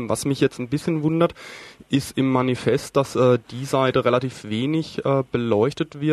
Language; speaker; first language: German; native; German